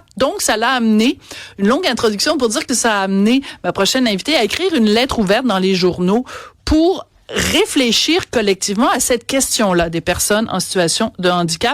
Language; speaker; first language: French; native; French